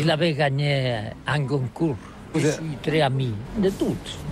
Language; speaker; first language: French; non-native, learner; Catalan